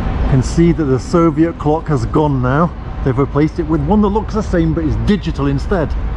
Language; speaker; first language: English; native; English